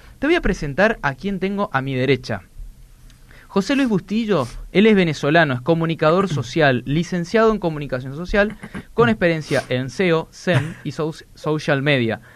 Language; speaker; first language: Spanish; native; Spanish